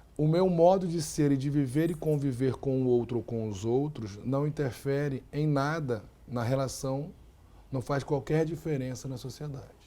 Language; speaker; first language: Portuguese; native; Portuguese